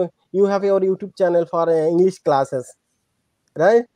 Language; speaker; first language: English; non-native, learner; Bangla